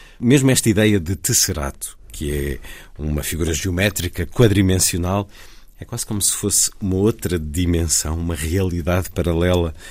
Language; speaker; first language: Portuguese; native; Portuguese